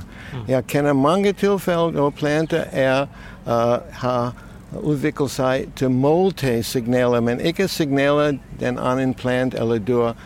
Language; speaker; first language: Danish; non-native, fluent; English